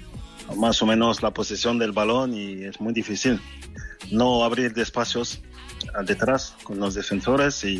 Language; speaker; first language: Spanish; non-native, fluent; French